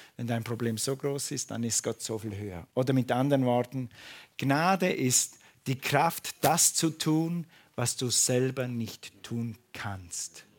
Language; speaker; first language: German; non-native, fluent; English